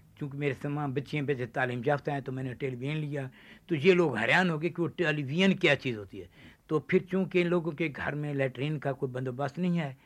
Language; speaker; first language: Urdu; non-native, local second language; Saraiki